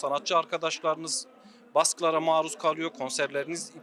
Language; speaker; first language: Turkish; native; Turkish